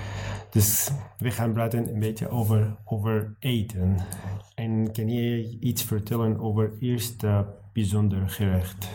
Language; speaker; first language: Dutch; non-native, learner; Arabic